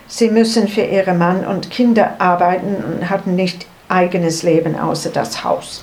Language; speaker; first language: German; non-native, learner; English